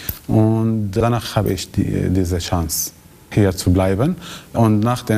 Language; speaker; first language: German; non-native, learner; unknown